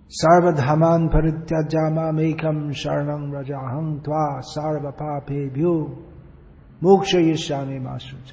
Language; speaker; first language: Hindi; non-native, fluent; English